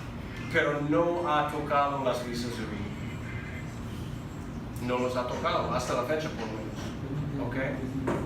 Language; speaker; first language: Spanish; non-native, fluent; English